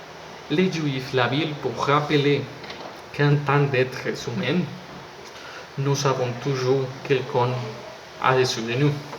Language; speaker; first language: French; non-native, learner; Spanish